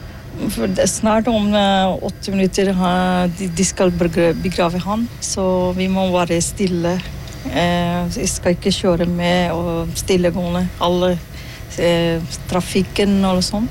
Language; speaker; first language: Norwegian; non-native, learner; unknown